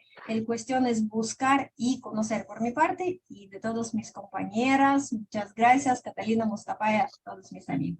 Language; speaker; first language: Spanish; non-native, fluent; Russian